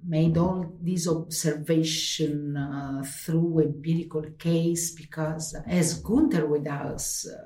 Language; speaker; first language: English; non-native, fluent; Italian